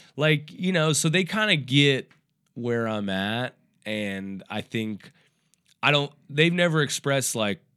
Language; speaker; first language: English; native; English